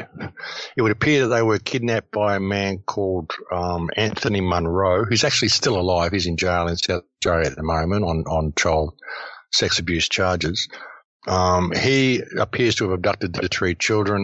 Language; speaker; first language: English; native; English